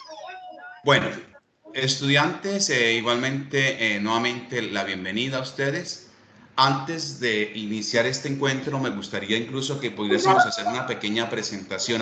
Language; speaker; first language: Spanish; native; Spanish